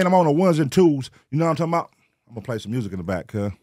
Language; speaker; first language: English; native; English